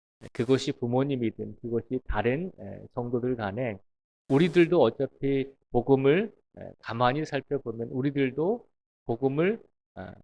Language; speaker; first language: Korean; native; Korean